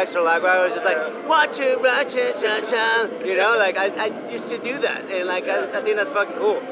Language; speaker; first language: English; non-native, fluent; Spanish